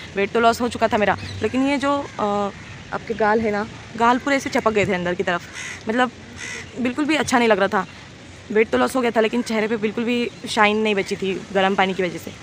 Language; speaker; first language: Hindi; non-native, local second language; Urdu